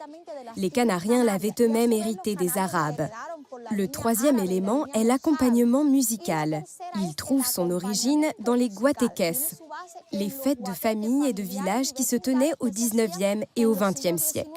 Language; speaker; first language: French; native; French